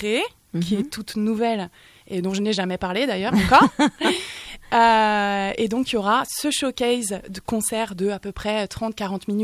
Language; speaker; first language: French; native; French